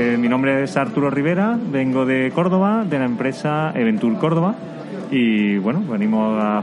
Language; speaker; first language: Spanish; native; Spanish